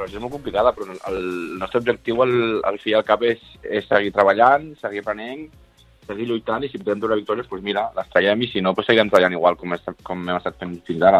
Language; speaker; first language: Spanish; native; Spanish